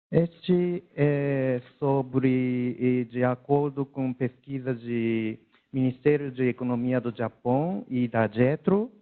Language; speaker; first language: Portuguese; non-native, learner; Japanese